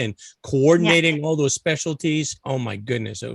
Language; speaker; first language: English; native; English